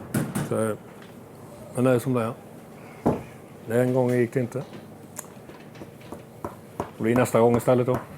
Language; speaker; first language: Swedish; native; Swedish